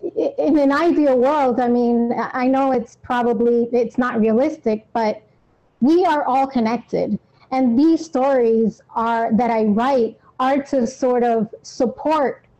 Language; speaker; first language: English; native; English